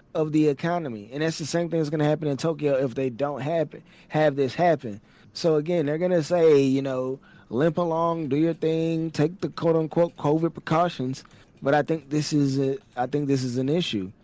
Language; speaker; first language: English; native; English